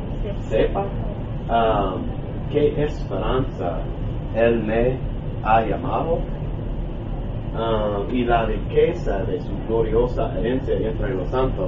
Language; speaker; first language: Spanish; non-native, learner; English